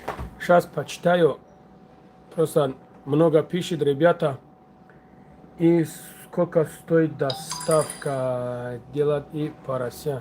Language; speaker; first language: Russian; non-native, learner; Tajik